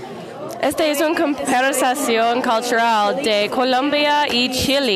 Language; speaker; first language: Spanish; non-native, learner; English